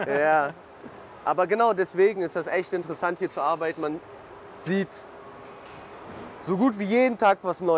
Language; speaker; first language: German; native; German